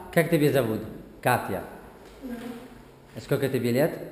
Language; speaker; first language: Russian; non-native, learner; Italian